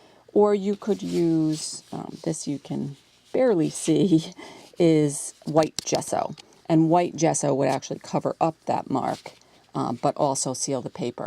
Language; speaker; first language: English; native; English